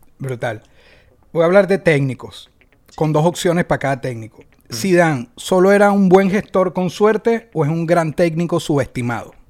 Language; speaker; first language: Spanish; native; Spanish